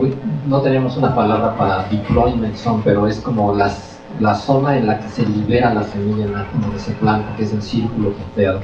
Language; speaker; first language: Spanish; native; Spanish